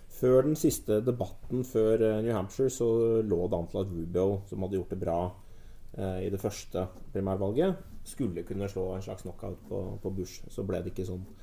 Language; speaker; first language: Norwegian; native; Norwegian